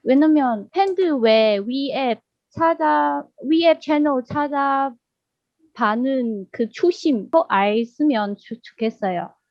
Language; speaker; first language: Korean; non-native, learner; Chinese